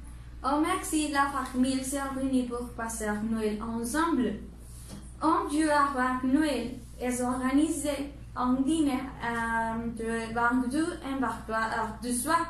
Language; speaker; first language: French; non-native, learner; Spanish